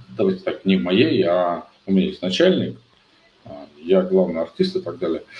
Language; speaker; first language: Russian; native; Russian